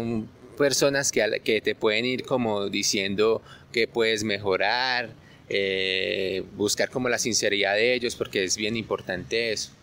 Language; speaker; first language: Spanish; native; Spanish